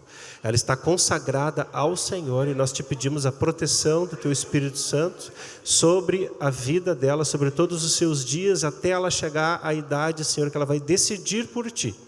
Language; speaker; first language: Portuguese; native; Portuguese